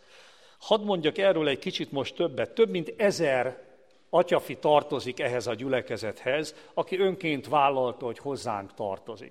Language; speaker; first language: Hungarian; native; Hungarian